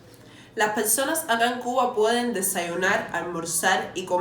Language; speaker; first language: Spanish; native; Spanish